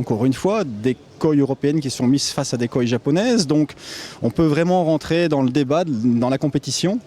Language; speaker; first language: French; native; French